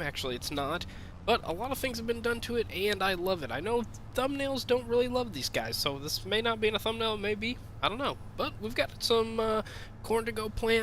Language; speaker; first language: English; native; English